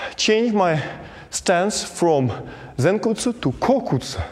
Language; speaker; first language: English; non-native, fluent; Belarusian